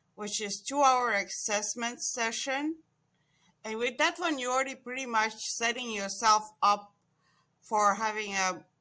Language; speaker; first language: English; non-native, fluent; Estonian